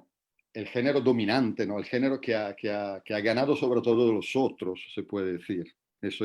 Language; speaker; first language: Spanish; non-native, fluent; Italian